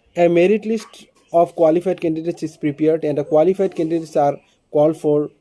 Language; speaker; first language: English; non-native, local second language; Assamese